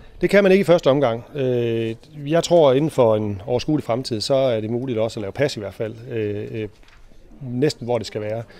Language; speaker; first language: Danish; native; Danish